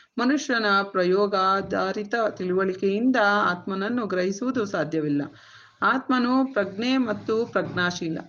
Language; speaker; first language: Kannada; native; Kannada